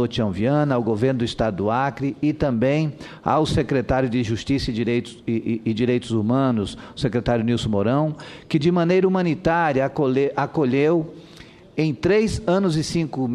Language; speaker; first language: Portuguese; native; Portuguese